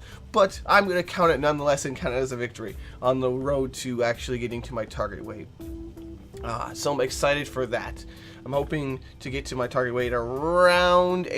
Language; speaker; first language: English; native; English